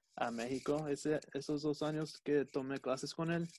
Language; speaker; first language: Spanish; early bilingual, other home language; English